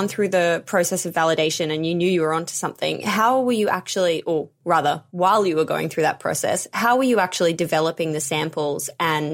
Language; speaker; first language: English; native; English